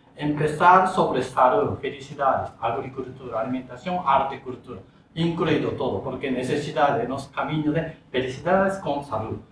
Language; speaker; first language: Spanish; non-native, learner; Japanese